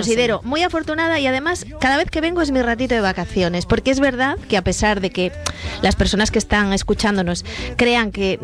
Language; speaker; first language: Spanish; native; Spanish